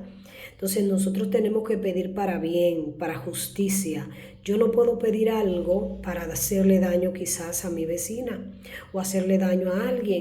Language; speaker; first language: Spanish; native; Spanish